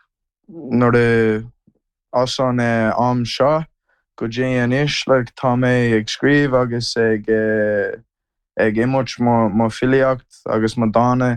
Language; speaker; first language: Irish; non-native, learner; English